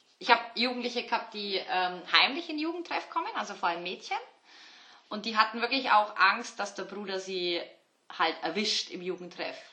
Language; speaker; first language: German; early bilingual, other home language; Turkish